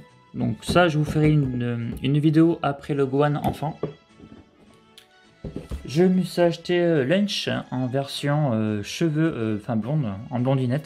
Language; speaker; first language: French; native; French